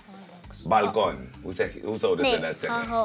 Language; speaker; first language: Dutch; native; Dutch